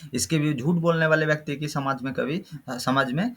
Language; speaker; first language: Hindi; non-native, local second language; Bangla